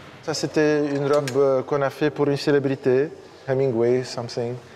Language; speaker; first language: French; non-native, local second language; Arabic